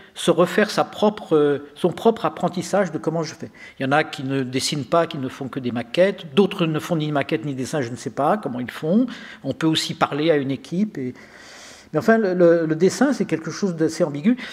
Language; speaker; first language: French; native; French